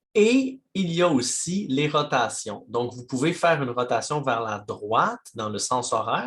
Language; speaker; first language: French; native; French